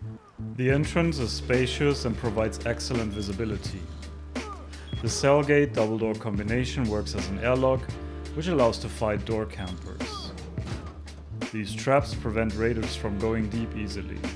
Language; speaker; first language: English; non-native, fluent; German